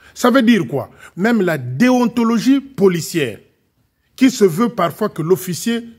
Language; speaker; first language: French; non-native, local second language; Lingala